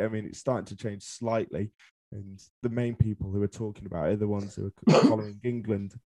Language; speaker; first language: English; native; English